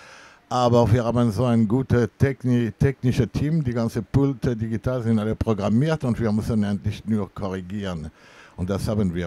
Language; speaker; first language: German; non-native, fluent; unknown